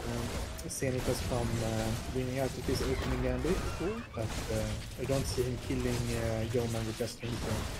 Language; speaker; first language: English; non-native, fluent; Swedish